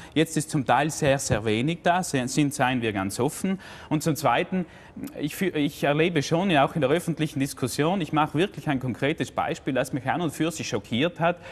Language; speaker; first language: German; native; German